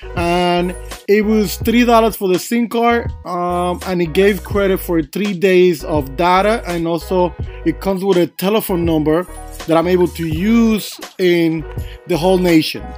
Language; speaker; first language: English; native; English